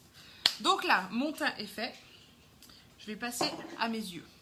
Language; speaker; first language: French; native; French